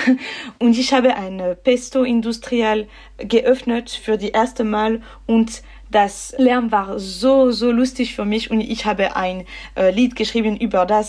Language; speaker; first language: German; non-native, learner; French